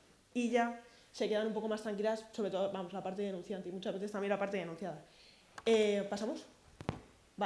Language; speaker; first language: Spanish; native; Spanish